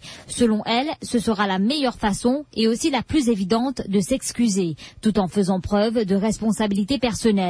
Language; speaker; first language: French; non-native, local second language; Morisyen